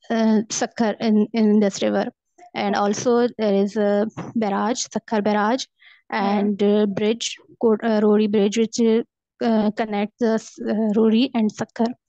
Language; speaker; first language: English; non-native, local second language; Urdu